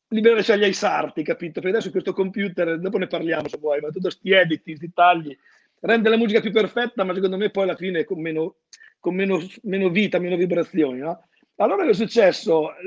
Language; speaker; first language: Italian; native; Italian